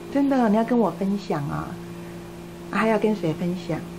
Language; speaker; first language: Chinese; native; Chinese